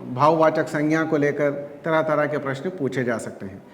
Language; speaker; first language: Hindi; non-native, local second language; Telugu